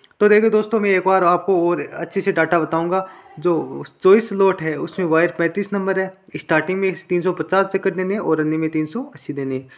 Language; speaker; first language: Hindi; native; Hindi